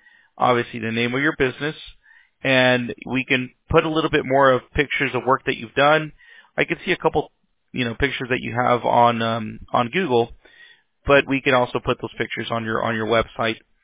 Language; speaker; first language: English; early bilingual, other home language; Spanish